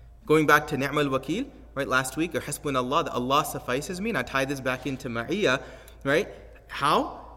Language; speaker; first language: English; native; English